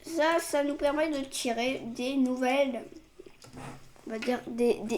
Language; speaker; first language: French; native; French